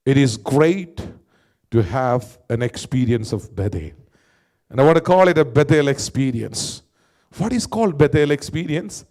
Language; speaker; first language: English; non-native, local second language; Malayalam